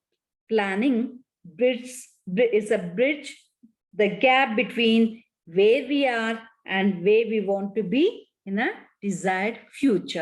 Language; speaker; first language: English; non-native, local second language; Kannada